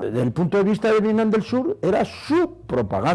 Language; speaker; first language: Spanish; native; Spanish